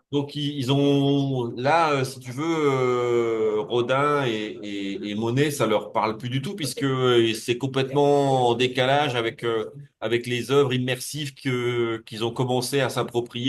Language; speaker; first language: French; native; French